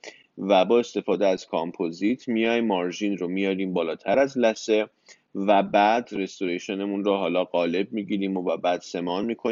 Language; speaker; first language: Persian; native; Persian